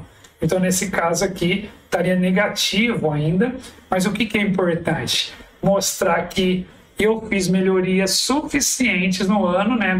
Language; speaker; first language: Portuguese; native; Portuguese